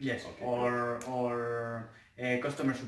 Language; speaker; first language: English; non-native, learner; Spanish